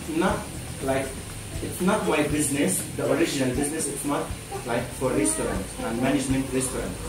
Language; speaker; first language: English; non-native, learner; Arabic